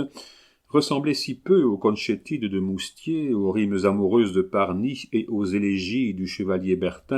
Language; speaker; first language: French; native; French